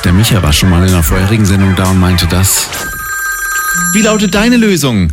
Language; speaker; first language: German; native; German